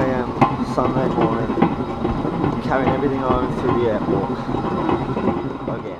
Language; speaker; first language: English; native; English